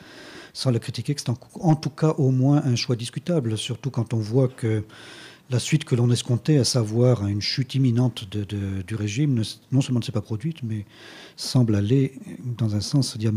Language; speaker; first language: French; native; French